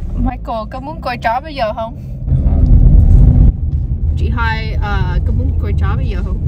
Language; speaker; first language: Vietnamese; early bilingual, heritage; Vietnamese